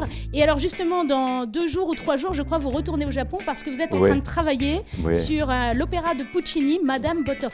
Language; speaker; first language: French; native; French